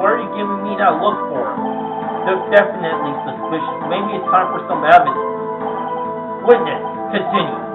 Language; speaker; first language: English; native; English